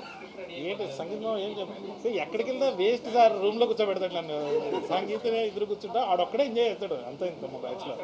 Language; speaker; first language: Telugu; native; Telugu